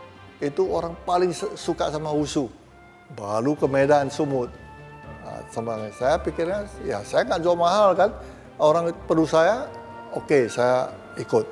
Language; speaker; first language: Indonesian; non-native, local second language; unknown